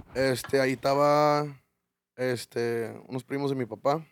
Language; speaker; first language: Spanish; early bilingual, heritage; Spanish